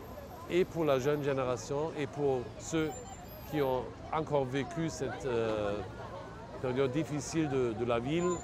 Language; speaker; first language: French; non-native, fluent; German